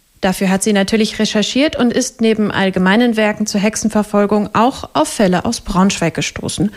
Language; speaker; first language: German; native; German